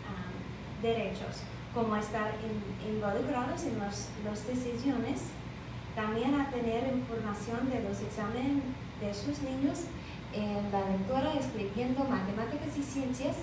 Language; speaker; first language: Spanish; non-native, learner; English